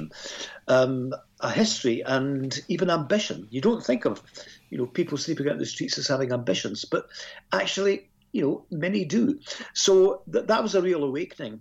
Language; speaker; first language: English; native; English